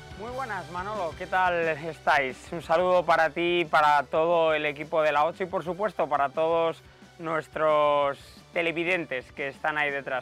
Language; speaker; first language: Spanish; native; Spanish